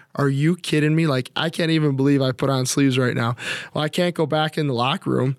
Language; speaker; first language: English; native; English